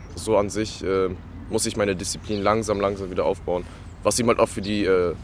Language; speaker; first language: German; early bilingual, other home language; Vietnamese